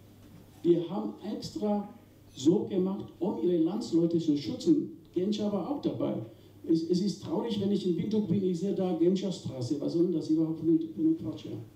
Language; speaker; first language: German; non-native, fluent; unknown